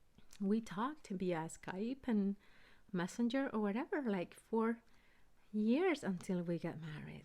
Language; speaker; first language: English; early bilingual, other home language; Spanish